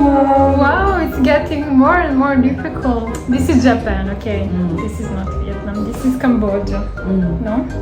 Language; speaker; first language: English; non-native, fluent; Serbian